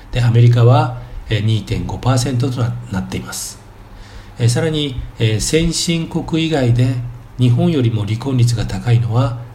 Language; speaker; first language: Japanese; native; Japanese